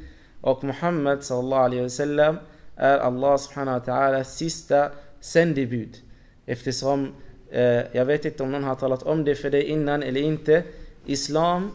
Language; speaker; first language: Swedish; non-native, fluent; Arabic